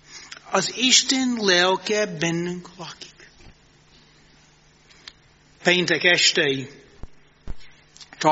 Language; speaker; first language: Hungarian; non-native, fluent; English